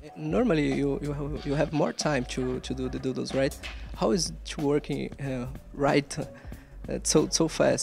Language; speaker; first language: English; non-native, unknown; Portuguese